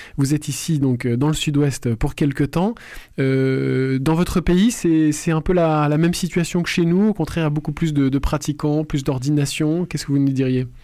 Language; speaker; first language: French; native; French